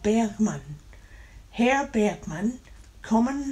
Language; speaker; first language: German; non-native, learner; English